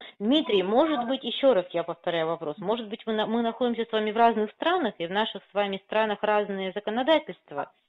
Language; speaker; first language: Russian; native; Russian